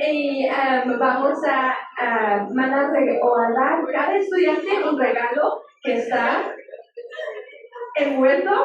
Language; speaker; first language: Spanish; early bilingual, heritage; English